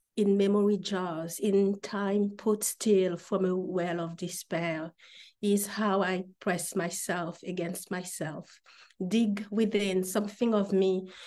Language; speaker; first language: English; non-native, fluent; Haitian Creole